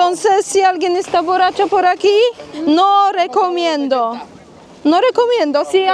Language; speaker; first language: Spanish; non-native, fluent; Polish